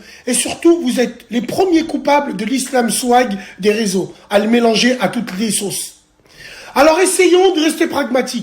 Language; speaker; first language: French; native; French